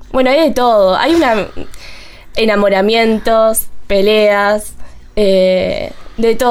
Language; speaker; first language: Spanish; native; Spanish